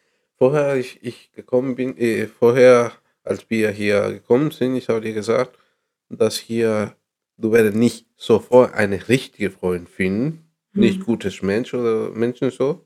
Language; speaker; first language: German; non-native, learner; Spanish